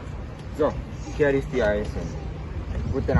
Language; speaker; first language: German; non-native, learner; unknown